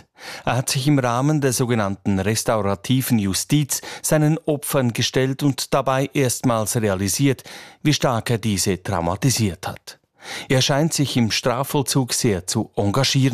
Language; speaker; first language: German; native; German